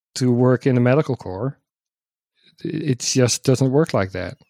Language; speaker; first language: English; non-native, fluent; Dutch